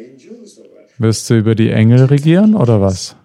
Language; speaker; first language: German; non-native, fluent; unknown